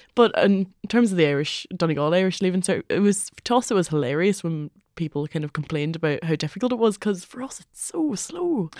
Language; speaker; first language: English; native; English